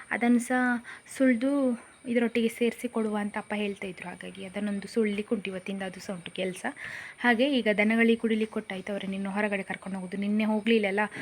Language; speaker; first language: Kannada; non-native, local second language; Konkani